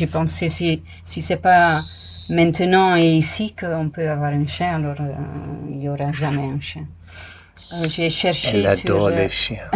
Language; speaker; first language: French; non-native, fluent; English